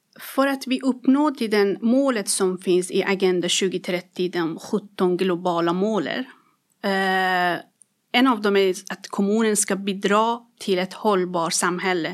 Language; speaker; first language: Swedish; non-native, fluent; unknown